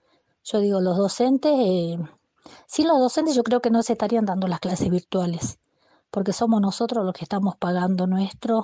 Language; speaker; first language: Spanish; native; Spanish